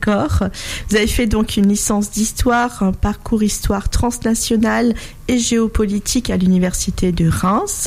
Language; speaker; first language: French; native; French